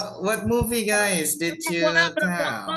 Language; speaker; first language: English; non-native, fluent; Indonesian